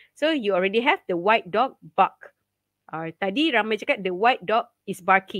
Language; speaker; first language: English; non-native, local second language; Malay